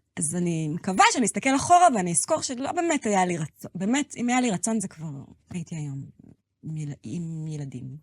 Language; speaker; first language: Hebrew; native; Hebrew